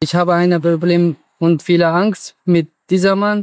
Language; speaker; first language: German; non-native, learner; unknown